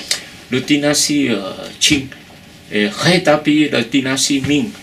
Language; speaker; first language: French; non-native, fluent; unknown